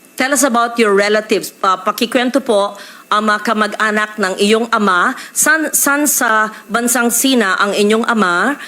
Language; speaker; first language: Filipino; native; Filipino